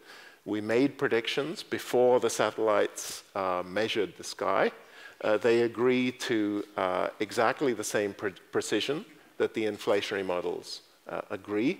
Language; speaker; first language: English; native; English